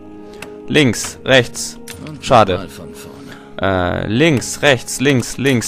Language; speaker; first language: German; native; German